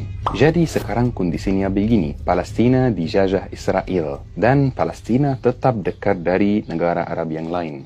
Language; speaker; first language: Indonesian; non-native, fluent; Arabic